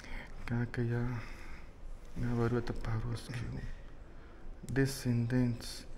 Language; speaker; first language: Russian; non-native, learner; Portuguese